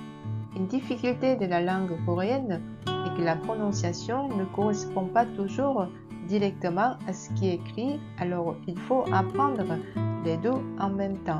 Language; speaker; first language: French; non-native, fluent; Korean